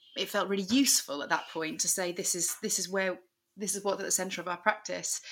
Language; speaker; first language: English; native; English